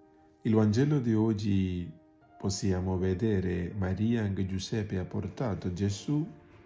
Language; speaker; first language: Italian; non-native, learner; Malayalam